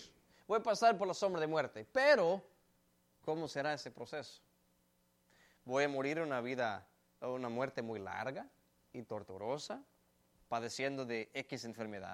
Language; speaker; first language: Spanish; native; Spanish